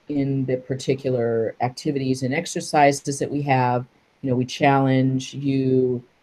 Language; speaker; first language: English; native; English